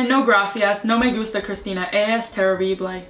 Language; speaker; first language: Spanish; non-native, learner; English